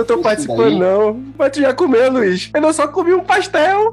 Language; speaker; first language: Portuguese; native; Portuguese